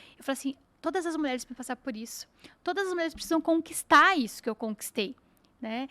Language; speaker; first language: Portuguese; native; Portuguese